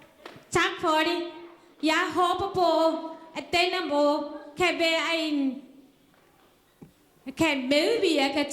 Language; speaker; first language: Danish; non-native, fluent; Tamil